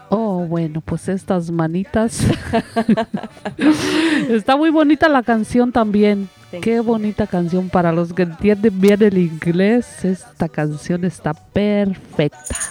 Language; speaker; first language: Spanish; native; Spanish